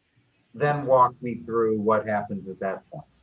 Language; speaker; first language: English; native; English